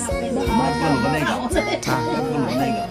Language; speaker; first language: Chinese; native; Chinese